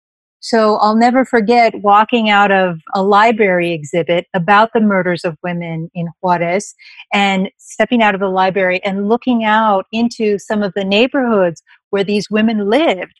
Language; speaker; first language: English; native; English